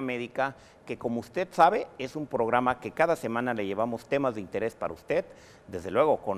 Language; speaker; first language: Spanish; native; Spanish